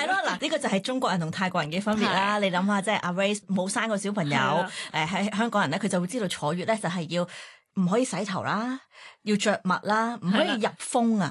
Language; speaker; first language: Cantonese; native; Cantonese